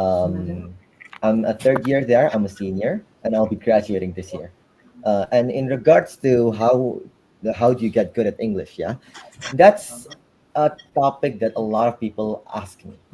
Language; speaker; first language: English; non-native, fluent; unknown